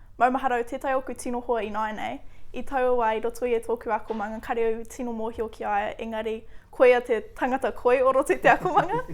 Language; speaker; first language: Māori; native; Māori